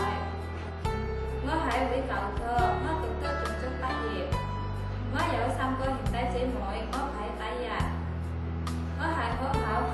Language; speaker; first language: Cantonese; non-native, learner; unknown